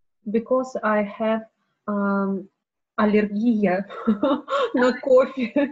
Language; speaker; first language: English; non-native, learner; Russian